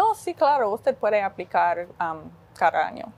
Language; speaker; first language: Spanish; non-native, fluent; English